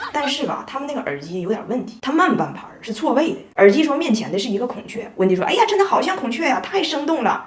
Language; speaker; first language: Chinese; native; Chinese